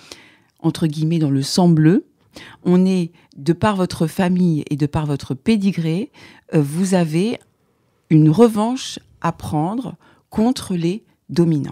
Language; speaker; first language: French; native; French